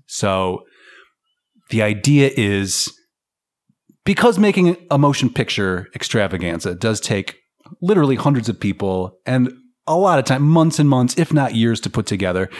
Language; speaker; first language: English; native; English